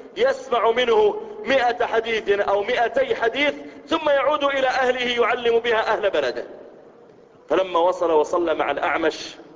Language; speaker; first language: Arabic; native; Arabic